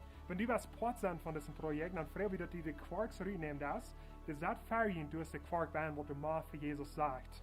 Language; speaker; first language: German; non-native, learner; Plautdietsch